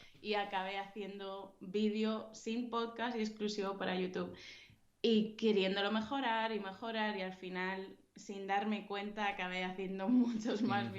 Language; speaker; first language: Spanish; native; Spanish